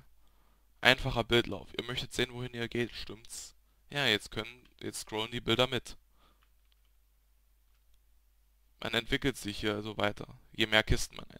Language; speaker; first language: German; native; German